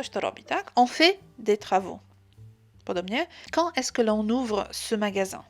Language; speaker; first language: French; non-native, fluent; Polish